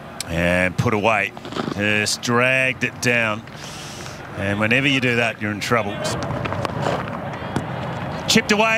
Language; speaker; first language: English; native; English